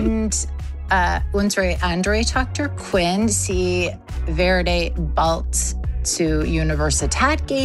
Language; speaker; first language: German; non-native, learner; English